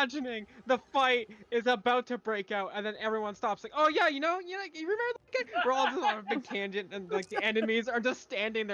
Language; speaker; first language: English; native; English